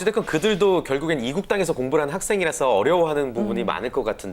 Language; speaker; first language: Korean; native; Korean